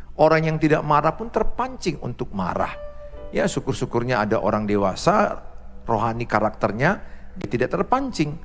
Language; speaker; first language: Indonesian; native; Indonesian